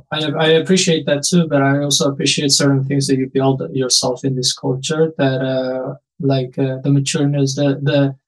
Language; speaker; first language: English; non-native, fluent; Spanish